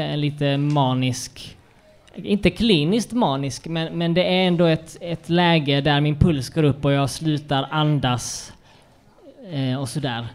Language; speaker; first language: Swedish; native; Swedish